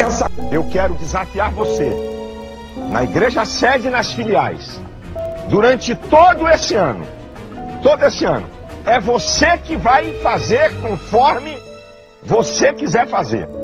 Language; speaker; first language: Portuguese; native; Portuguese